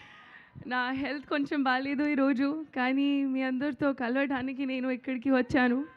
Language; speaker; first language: Telugu; non-native, learner; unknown